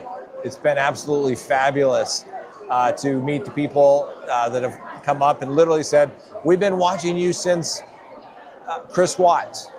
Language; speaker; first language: English; native; English